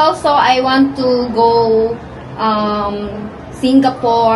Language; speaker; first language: English; non-native, learner; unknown